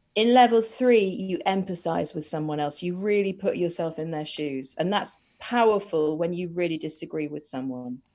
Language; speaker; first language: English; native; English